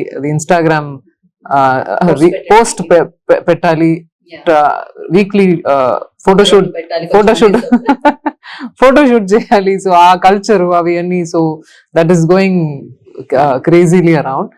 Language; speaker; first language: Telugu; non-native, learner; Tamil